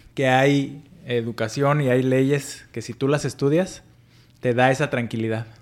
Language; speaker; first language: Spanish; native; Spanish